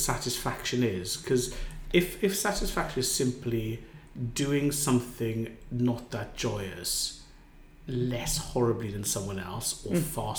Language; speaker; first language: English; native; English